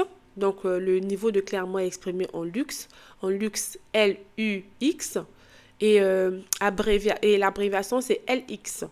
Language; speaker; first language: French; native; French